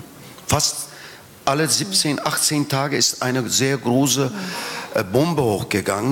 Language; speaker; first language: German; non-native, fluent; Turkish